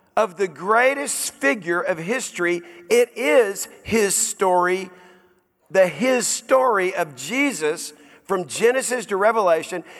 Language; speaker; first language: English; native; English